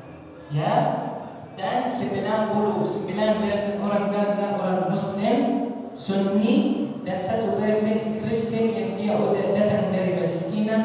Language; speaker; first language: Indonesian; non-native, learner; Arabic